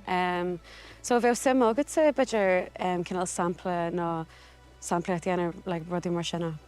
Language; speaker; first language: Irish; non-native, local second language; English